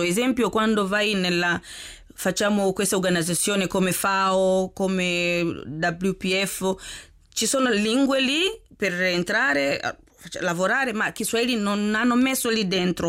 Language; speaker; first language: Italian; non-native, learner; Swahili